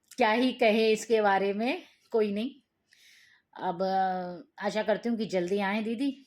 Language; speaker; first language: Hindi; native; Hindi